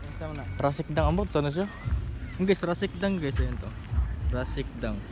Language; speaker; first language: Filipino; non-native, local second language; Cebuano